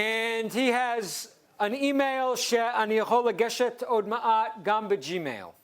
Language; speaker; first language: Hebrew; non-native, fluent; English